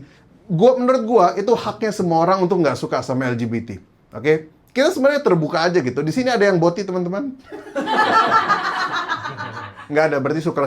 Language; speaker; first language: Indonesian; native; Indonesian